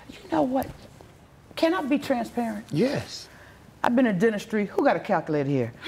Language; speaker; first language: English; native; English